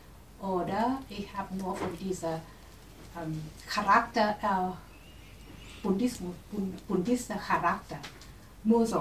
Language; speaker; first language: German; non-native, learner; Vietnamese